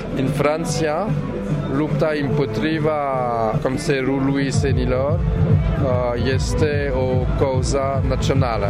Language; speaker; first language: Romanian; non-native, learner; French